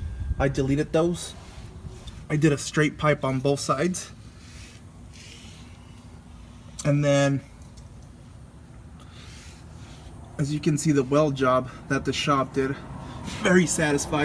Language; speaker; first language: English; native; English